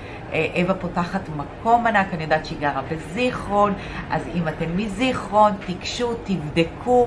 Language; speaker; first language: Hebrew; native; Hebrew